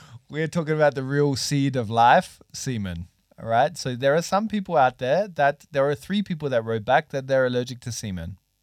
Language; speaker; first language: English; native; English